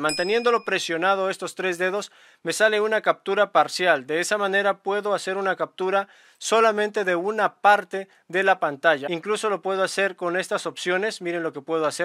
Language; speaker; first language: Spanish; native; Spanish